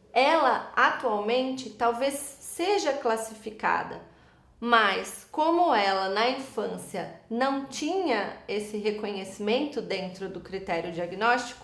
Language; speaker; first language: Portuguese; native; Portuguese